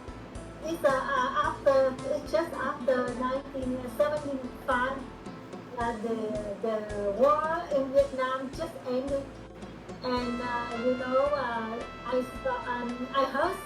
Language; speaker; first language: English; non-native, learner; Vietnamese